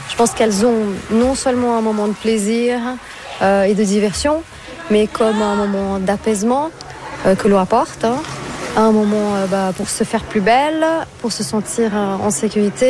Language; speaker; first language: French; non-native, fluent; Portuguese